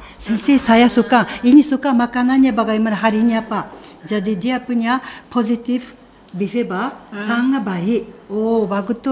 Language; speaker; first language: Indonesian; non-native, fluent; Japanese